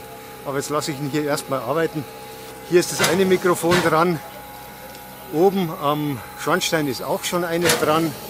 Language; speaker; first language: German; native; German